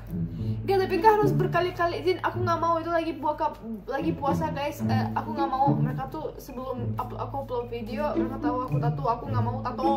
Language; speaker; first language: Indonesian; early bilingual, other home language; Russian